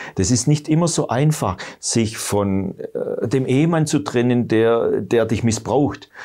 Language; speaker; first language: German; native; German